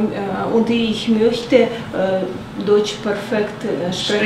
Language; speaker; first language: German; non-native, learner; Russian